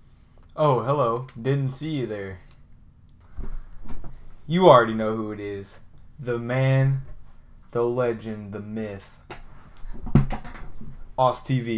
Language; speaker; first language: English; native; English